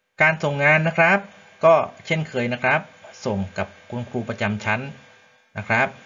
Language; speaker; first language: Thai; native; Thai